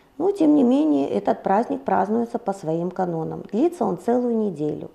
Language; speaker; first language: Russian; native; Russian